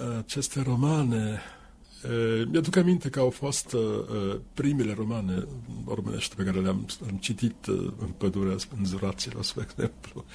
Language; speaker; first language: Romanian; non-native, fluent; Finnish